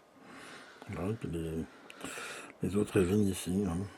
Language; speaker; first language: French; native; French